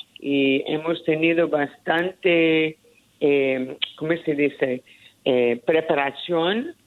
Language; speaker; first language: Spanish; early bilingual, heritage; Spanish